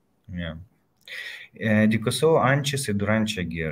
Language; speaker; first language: Portuguese; non-native, learner; Ukrainian